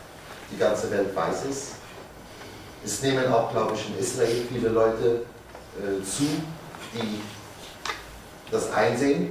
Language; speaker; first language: German; non-native, fluent; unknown